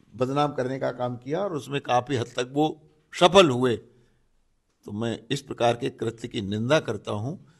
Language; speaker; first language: Hindi; native; Hindi